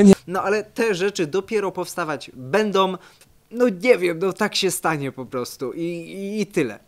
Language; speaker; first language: Polish; native; Polish